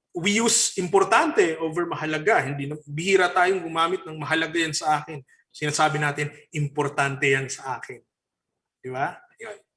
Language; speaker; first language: Filipino; non-native, local second language; Bikol